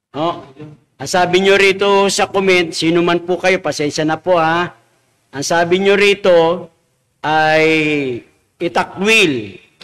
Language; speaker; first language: Filipino; native; Filipino